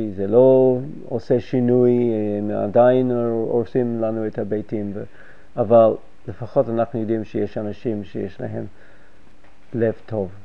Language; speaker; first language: Hebrew; non-native, fluent; English